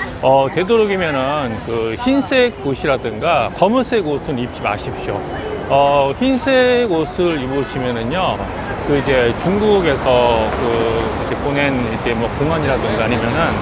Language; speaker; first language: Korean; native; Korean